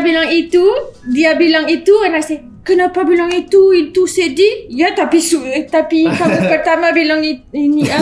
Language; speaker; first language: Indonesian; non-native, learner; French